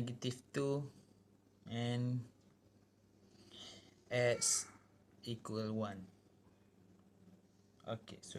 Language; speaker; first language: English; non-native, local second language; Malay